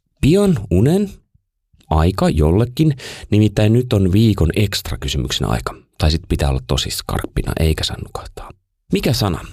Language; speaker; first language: Finnish; native; Finnish